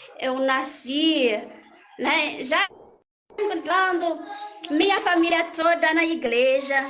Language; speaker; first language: Portuguese; non-native, learner; Haitian Creole